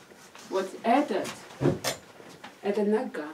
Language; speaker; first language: Russian; non-native, learner; Chinese